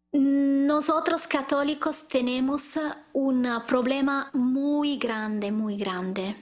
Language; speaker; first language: Spanish; non-native, learner; Italian